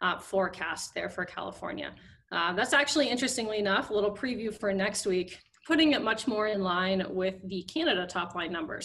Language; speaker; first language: English; native; English